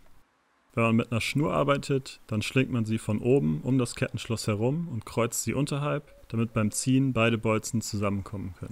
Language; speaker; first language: German; native; German